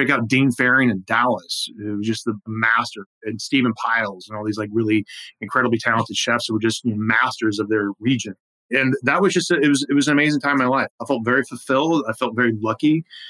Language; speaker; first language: English; native; English